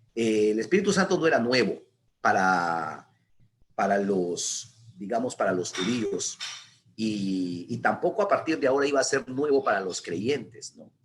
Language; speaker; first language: Spanish; native; Spanish